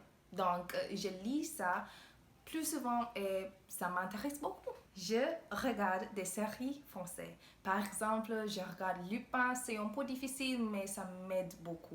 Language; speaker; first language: French; non-native, learner; English